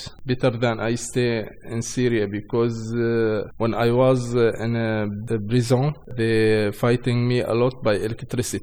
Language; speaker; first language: English; non-native, learner; Arabic